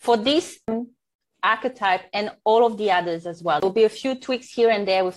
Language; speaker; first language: English; non-native, fluent; French